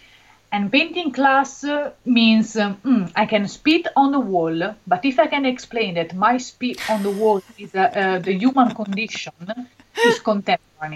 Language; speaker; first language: English; non-native, learner; Italian